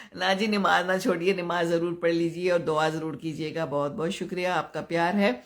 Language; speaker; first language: Urdu; non-native, local second language; Punjabi